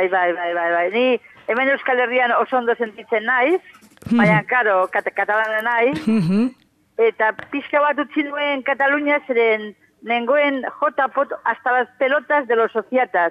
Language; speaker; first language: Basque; non-native, fluent; Catalan